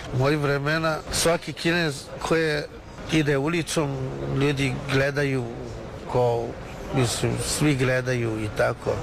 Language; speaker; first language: Serbian; non-native, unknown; Chinese